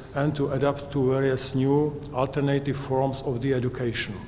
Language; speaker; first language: English; non-native, fluent; Czech